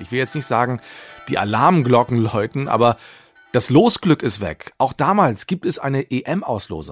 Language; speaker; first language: German; native; German